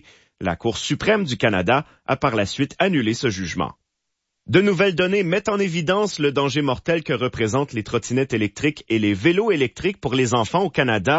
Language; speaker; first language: French; native; French